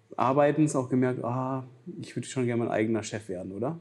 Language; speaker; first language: German; native; German